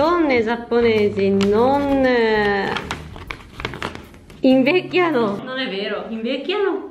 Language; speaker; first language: Italian; non-native, learner; Japanese